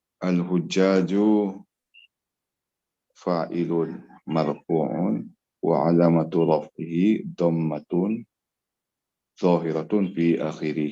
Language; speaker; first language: Arabic; non-native, learner; Indonesian